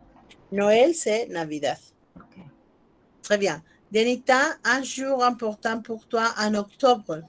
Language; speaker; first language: French; non-native, fluent; Spanish